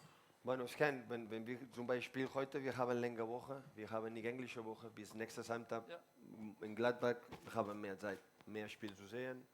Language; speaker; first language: German; non-native, learner; Spanish